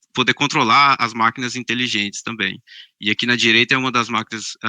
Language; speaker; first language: Portuguese; native; Portuguese